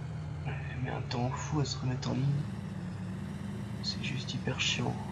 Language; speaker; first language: French; native; French